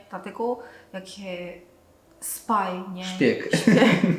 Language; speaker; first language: Polish; non-native, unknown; Korean